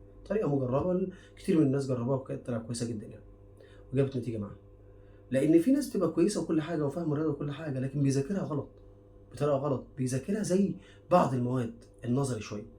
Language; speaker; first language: Arabic; native; Arabic